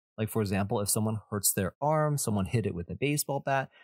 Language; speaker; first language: English; early bilingual, other home language; Chinese